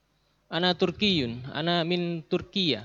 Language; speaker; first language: Arabic; non-native, learner; Indonesian